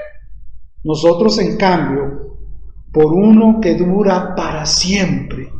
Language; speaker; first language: Spanish; native; Spanish